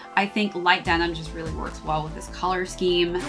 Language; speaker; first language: English; native; English